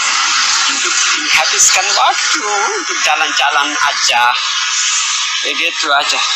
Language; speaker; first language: Indonesian; non-native, learner; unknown